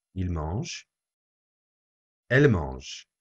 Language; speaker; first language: French; non-native, fluent; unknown